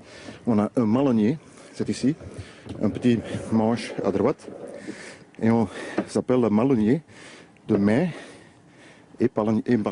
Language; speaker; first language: French; non-native, learner; Dutch